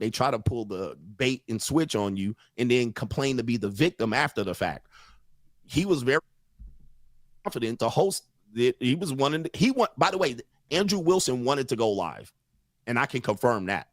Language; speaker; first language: English; native; English